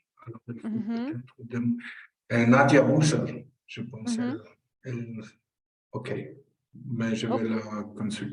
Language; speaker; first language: French; non-native, fluent; Spanish